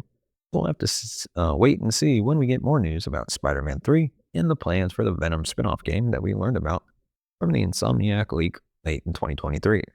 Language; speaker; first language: English; native; English